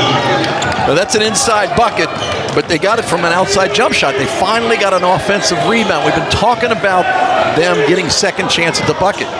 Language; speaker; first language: English; native; English